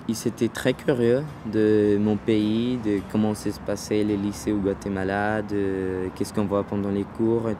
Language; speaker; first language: French; non-native, fluent; Spanish